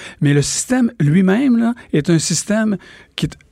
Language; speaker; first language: French; native; French